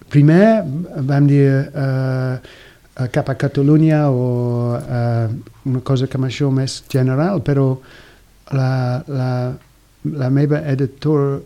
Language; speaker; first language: Catalan; non-native, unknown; English